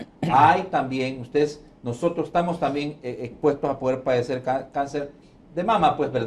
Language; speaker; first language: Spanish; native; Spanish